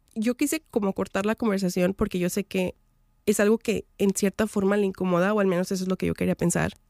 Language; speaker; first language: Spanish; native; Spanish